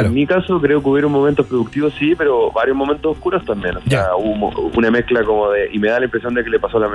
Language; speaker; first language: Spanish; native; Spanish